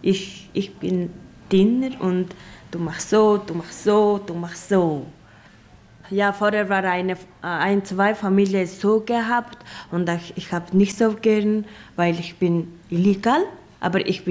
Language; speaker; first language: German; non-native, learner; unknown